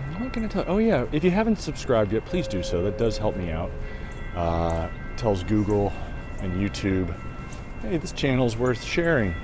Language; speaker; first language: English; native; English